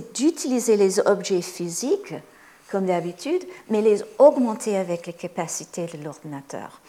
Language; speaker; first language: French; non-native, fluent; English